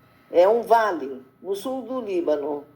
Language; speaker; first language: Portuguese; early bilingual, other home language; Arabic